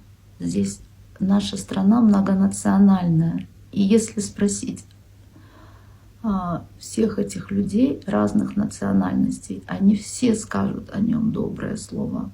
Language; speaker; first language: Russian; non-native, local second language; Kyrgyz